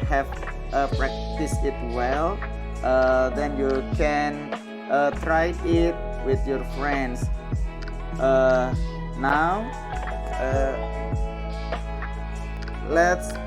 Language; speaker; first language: English; non-native, learner; Indonesian